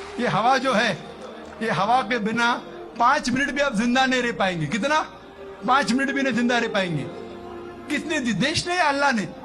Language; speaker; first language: Urdu; non-native, local second language; Konkani